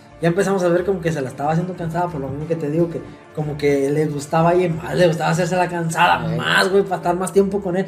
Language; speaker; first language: Spanish; native; Spanish